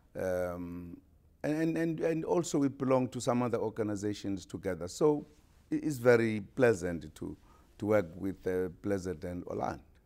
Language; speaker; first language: English; non-native, local second language; Zulu